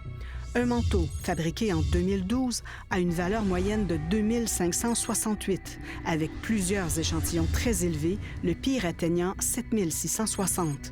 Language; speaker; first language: French; native; French